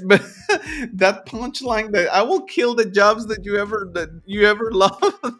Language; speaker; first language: English; non-native, fluent; Spanish